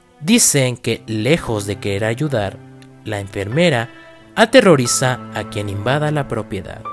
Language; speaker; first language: Spanish; native; Spanish